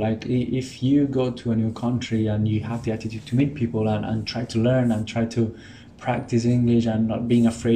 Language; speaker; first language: English; non-native, fluent; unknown